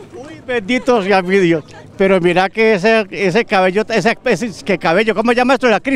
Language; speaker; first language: Spanish; native; Spanish